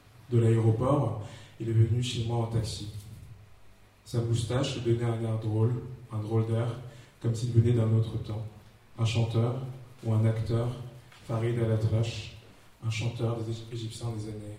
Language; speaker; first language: French; native; French